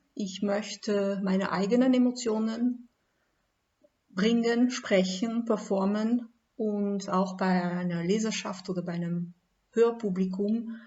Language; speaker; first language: German; non-native, fluent; French